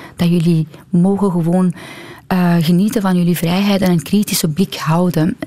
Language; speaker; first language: Dutch; non-native, fluent; Persian